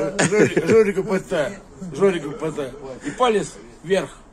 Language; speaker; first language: Russian; native; Russian